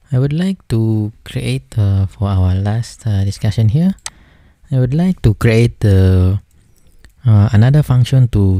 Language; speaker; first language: English; non-native, local second language; Filipino